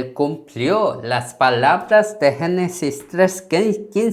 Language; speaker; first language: Spanish; non-native, learner; Korean